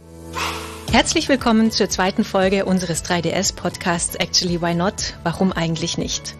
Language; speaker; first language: German; native; German